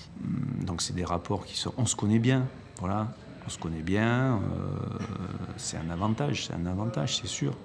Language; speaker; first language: French; native; French